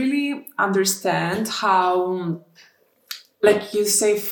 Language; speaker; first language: English; non-native, fluent; Greek